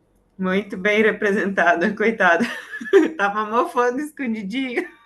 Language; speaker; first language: Portuguese; native; Portuguese